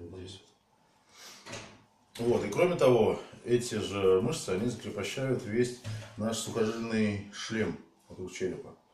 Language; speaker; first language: Russian; native; Russian